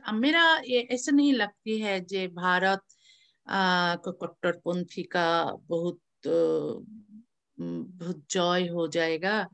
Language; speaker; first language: Hindi; non-native, learner; Bangla